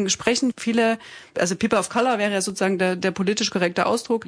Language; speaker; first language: German; native; German